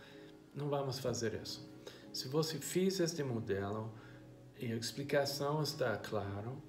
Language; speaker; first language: Portuguese; non-native, fluent; English